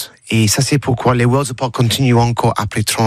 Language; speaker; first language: French; non-native, learner; English